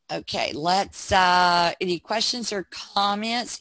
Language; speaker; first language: English; native; English